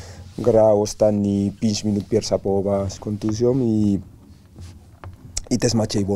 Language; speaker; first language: Polish; non-native, learner; Spanish